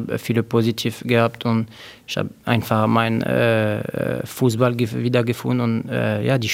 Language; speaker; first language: German; non-native, learner; French